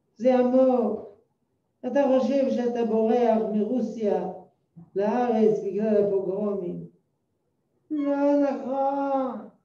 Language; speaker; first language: Hebrew; non-native, fluent; French